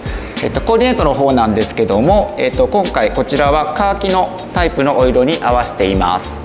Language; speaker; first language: Japanese; native; Japanese